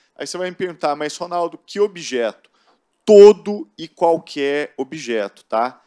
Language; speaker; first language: Portuguese; native; Portuguese